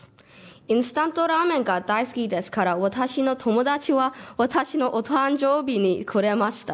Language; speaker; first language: Japanese; non-native, learner; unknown